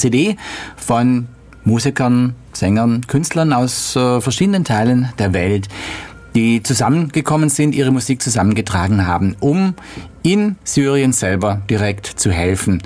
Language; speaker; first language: German; native; German